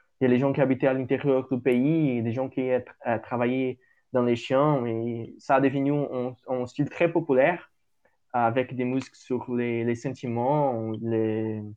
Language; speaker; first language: French; non-native, learner; Portuguese